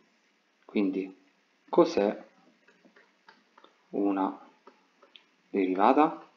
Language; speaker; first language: Italian; native; Italian